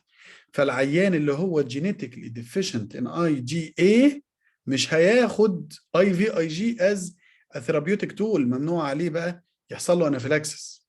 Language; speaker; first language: Arabic; native; Arabic